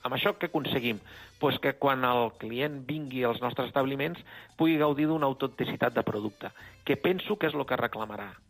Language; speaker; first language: Catalan; native; Catalan